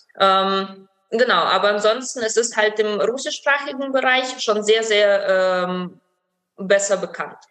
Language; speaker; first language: German; early bilingual, other home language; Russian